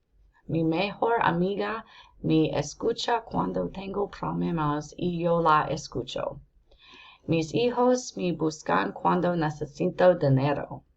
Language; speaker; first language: Spanish; non-native, learner; English